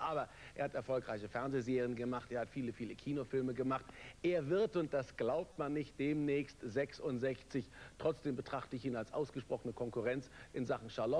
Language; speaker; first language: German; native; German